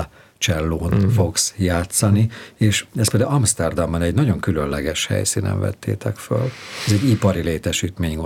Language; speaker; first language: Hungarian; native; Hungarian